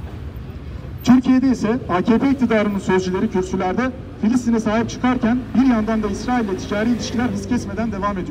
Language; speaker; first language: Turkish; native; Turkish